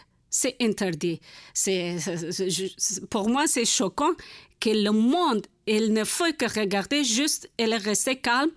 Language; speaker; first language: French; non-native, learner; Persian